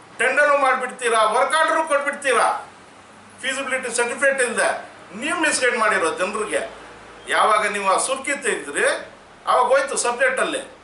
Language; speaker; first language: Kannada; non-native, local second language; Urdu